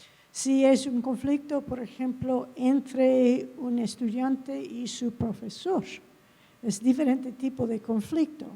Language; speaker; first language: Spanish; non-native, fluent; English